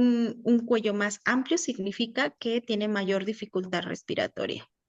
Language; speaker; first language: Spanish; native; Spanish